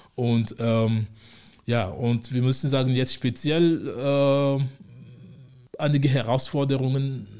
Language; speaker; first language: German; non-native, fluent; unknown